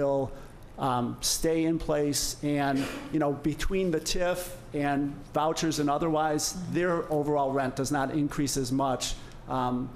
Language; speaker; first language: English; native; English